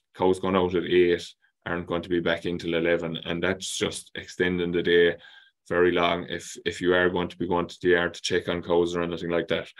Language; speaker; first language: English; native; English